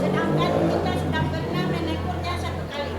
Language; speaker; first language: Indonesian; native; Indonesian